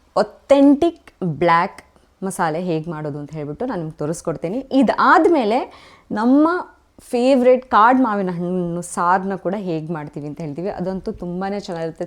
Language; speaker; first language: Kannada; non-native, local second language; Kodava